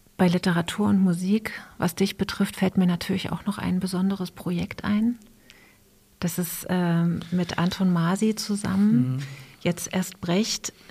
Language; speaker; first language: German; native; German